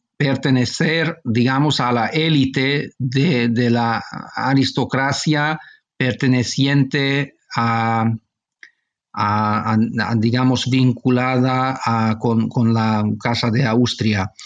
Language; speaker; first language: Spanish; non-native, fluent; Hungarian